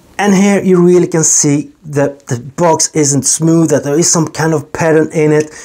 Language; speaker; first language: English; non-native, fluent; Swedish